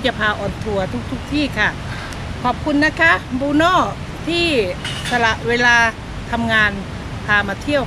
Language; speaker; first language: Thai; native; Thai